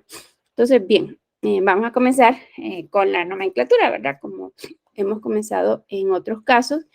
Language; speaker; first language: Spanish; native; Spanish